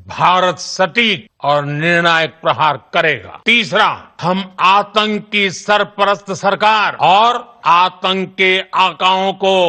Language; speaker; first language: Hindi; non-native, local second language; Gujarati